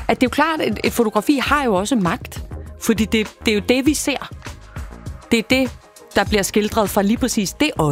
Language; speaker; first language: Danish; native; Danish